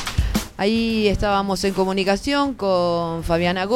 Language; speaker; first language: Spanish; native; Spanish